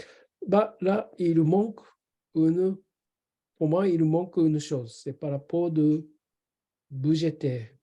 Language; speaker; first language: French; non-native, learner; Japanese